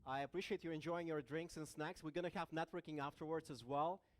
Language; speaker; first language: English; non-native, fluent; Lithuanian